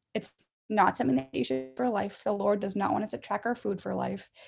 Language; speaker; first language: English; native; English